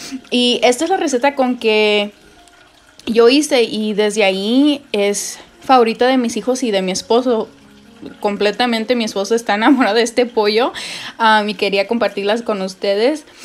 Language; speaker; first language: Spanish; early bilingual, heritage; Spanish